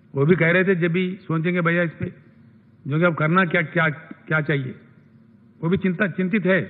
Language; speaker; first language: Hindi; non-native, local second language; Telugu